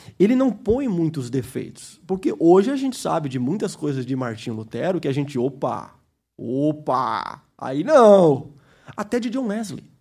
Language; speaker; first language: Portuguese; early bilingual, heritage; Portuguese